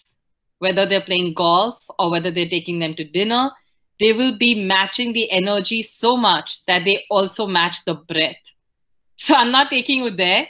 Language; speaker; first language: English; non-native, local second language; Hindi